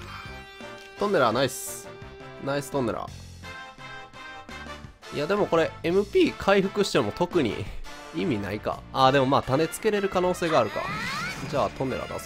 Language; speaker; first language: Japanese; native; Japanese